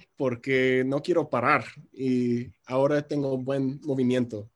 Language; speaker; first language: Spanish; non-native, fluent; English